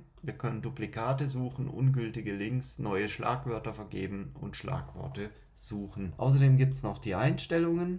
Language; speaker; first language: German; native; German